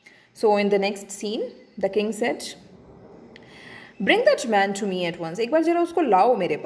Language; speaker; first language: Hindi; native; Hindi